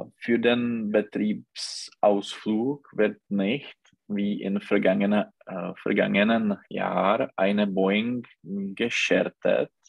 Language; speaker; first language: German; non-native, learner; Czech